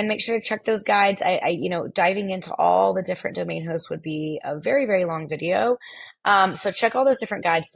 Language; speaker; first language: English; native; English